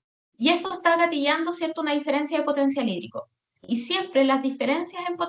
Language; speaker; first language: Spanish; native; Spanish